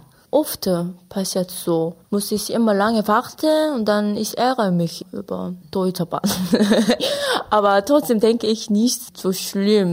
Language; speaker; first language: German; non-native, learner; Korean